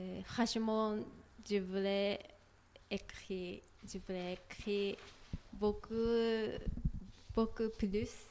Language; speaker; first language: French; non-native, learner; Japanese